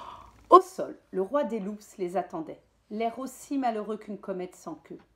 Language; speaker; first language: French; native; French